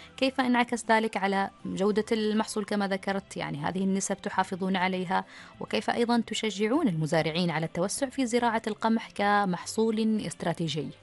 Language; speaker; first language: Arabic; native; Arabic